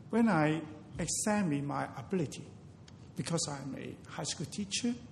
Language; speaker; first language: English; non-native, local second language; Cantonese